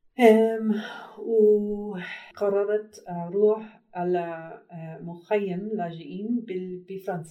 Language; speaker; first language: Arabic; non-native, learner; English